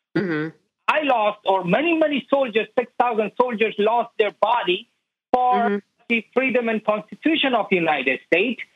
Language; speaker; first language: English; non-native, learner; Persian